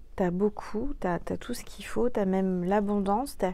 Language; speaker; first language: French; native; French